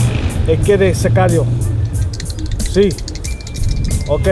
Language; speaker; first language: Spanish; early bilingual, heritage; Spanish